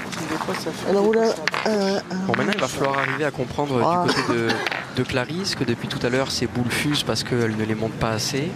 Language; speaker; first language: French; native; French